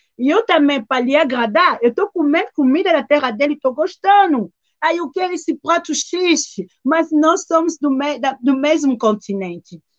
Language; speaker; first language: Portuguese; non-native, fluent; Lingala